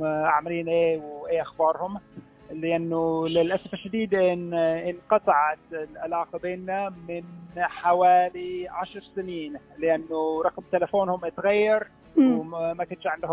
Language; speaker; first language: Arabic; non-native, fluent; English